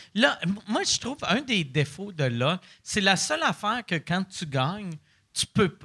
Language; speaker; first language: French; native; French